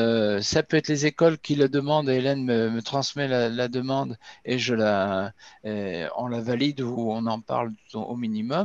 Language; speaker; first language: French; native; French